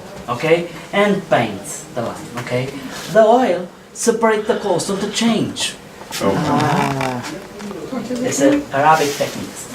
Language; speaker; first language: English; non-native, learner; Portuguese